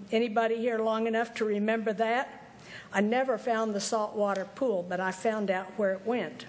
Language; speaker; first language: English; native; English